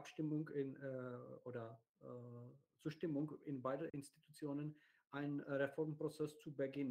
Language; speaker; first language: German; non-native, learner; Czech